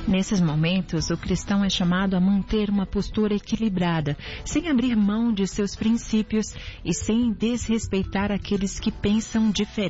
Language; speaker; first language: Portuguese; native; Portuguese